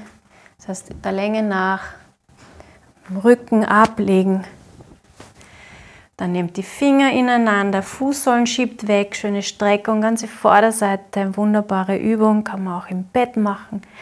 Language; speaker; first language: German; native; German